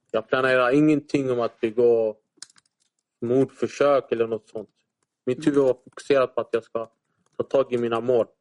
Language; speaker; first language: Swedish; early bilingual, other home language; Arabic